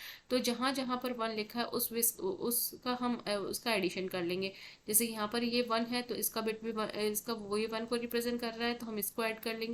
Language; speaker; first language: Hindi; native; Hindi